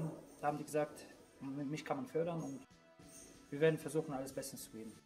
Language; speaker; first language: German; non-native, fluent; Polish